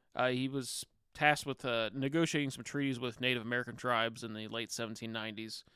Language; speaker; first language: English; native; English